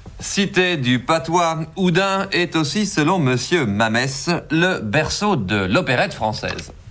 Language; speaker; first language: French; native; French